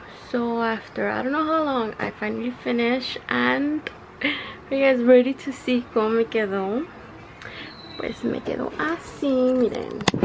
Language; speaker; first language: English; early bilingual, other home language; Spanish